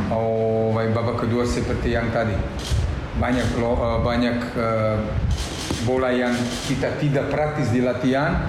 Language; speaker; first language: Indonesian; non-native, learner; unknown